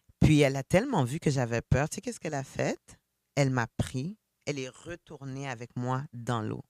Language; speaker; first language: French; early bilingual, other home language; Haitian Creole